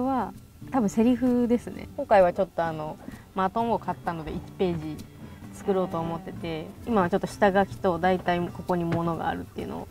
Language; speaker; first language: Japanese; native; Japanese